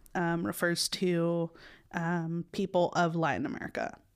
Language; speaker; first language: English; early bilingual, other home language; Spanish